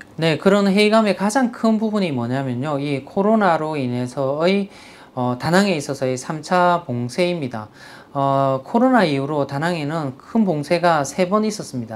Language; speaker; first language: Korean; native; Korean